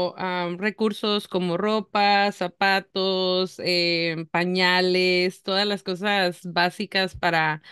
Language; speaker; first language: Spanish; native; Spanish